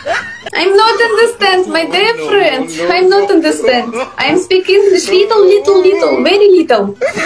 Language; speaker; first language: English; non-native, learner; Russian